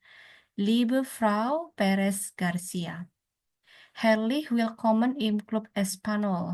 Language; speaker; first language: German; non-native, learner; Indonesian